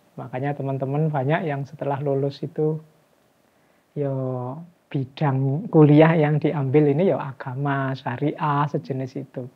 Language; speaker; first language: Indonesian; non-native, local second language; Javanese